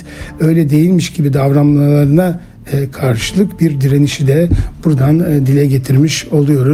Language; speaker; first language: Turkish; native; Turkish